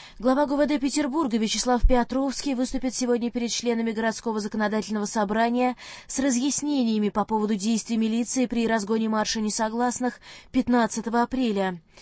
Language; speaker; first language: Russian; native; Russian